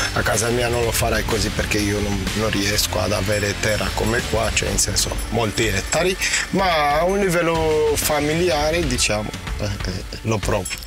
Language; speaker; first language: Italian; non-native, fluent; Romanian